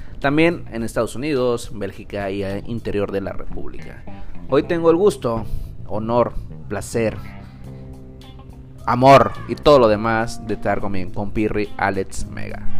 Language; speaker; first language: Spanish; native; Spanish